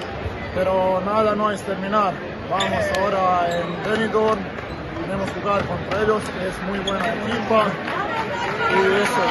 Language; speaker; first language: Spanish; non-native, learner; Croatian